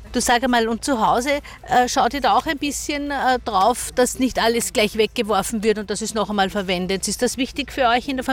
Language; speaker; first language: German; native; German